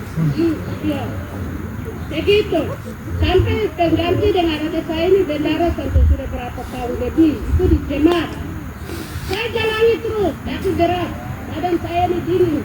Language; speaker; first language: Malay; non-native, local second language; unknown